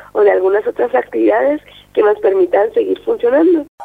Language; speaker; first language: Spanish; native; Spanish